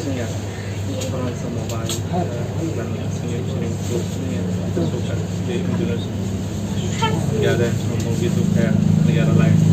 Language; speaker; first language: Indonesian; non-native, learner; Arabic